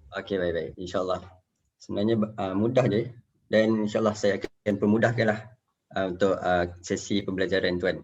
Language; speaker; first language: Malay; native; Malay